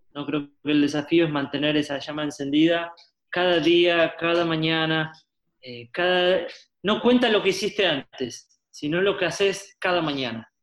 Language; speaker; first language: Spanish; native; Spanish